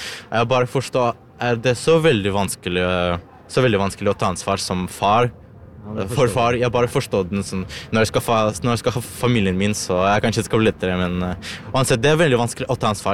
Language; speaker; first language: Norwegian; non-native, learner; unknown